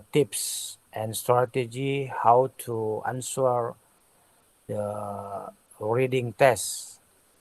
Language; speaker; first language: English; non-native, learner; Indonesian